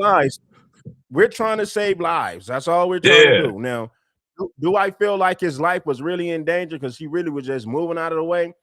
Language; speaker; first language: English; native; English